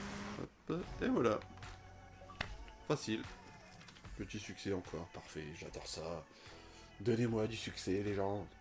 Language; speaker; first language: French; native; French